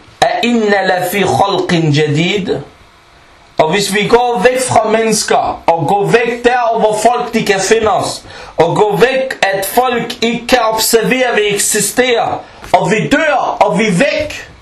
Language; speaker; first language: Danish; early bilingual, other home language; Arabic